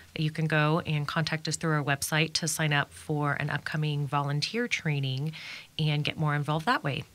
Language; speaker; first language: English; native; English